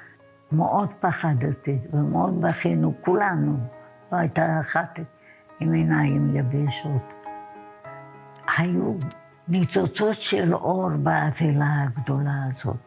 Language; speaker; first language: Hebrew; non-native, fluent; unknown